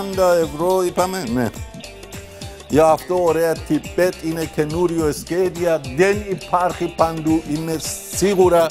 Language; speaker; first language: Greek; non-native, fluent; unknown